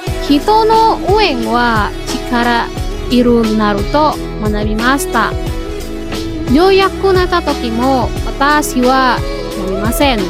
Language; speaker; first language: Japanese; non-native, learner; Indonesian